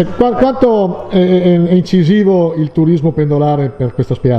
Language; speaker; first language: Italian; native; Italian